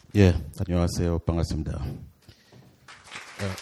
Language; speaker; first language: Korean; non-native, learner; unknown